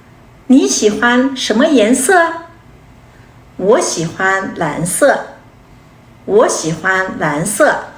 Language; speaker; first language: Chinese; non-native, fluent; Kazakh